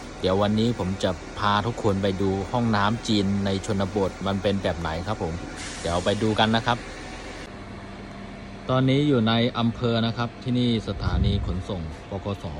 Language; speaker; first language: Thai; non-native, fluent; Chinese